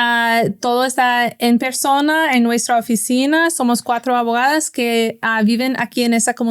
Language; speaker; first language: Spanish; non-native, fluent; English